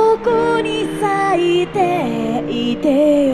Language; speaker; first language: Japanese; native; Japanese